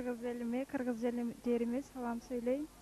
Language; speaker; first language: Turkish; non-native, learner; Kyrgyz